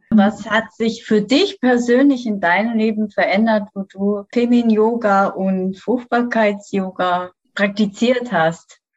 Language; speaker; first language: German; native; German